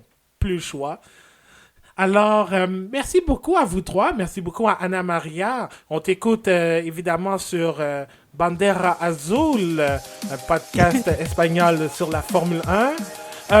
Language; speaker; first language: French; native; French